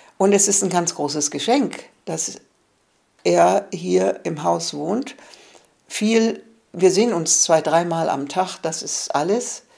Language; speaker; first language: German; native; German